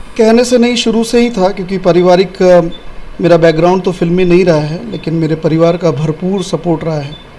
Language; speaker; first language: Hindi; non-native, local second language; Bhojpuri